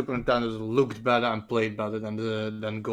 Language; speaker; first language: English; native; English